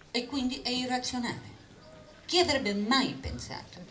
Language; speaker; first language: Italian; non-native, fluent; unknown